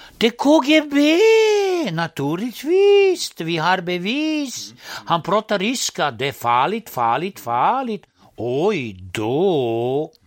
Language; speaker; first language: Swedish; non-native, fluent; Serbian